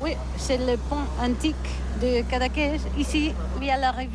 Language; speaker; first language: French; non-native, learner; Catalan